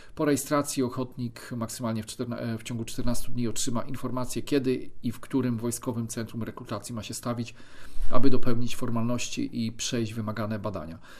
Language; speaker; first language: Polish; native; Polish